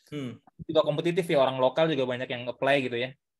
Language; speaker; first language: Indonesian; native; Indonesian